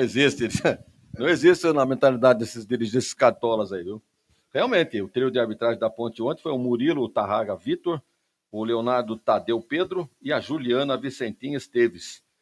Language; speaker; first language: Portuguese; native; Portuguese